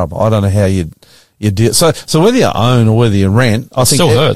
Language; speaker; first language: English; native; English